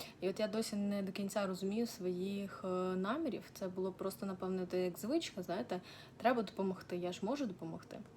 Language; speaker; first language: Ukrainian; non-native, local second language; Russian